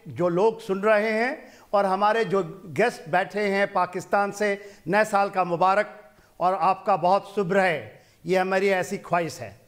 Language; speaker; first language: Hindi; non-native, local second language; Punjabi